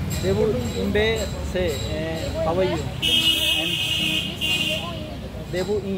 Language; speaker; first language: English; non-native, learner; Hindi